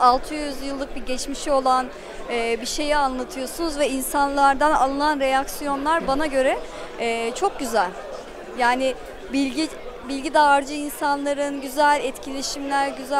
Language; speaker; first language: Turkish; native; Turkish